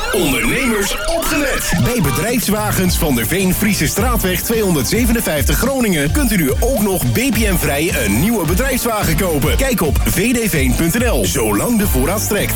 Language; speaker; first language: Dutch; native; Dutch